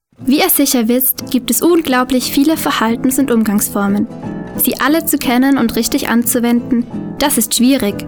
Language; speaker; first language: German; native; German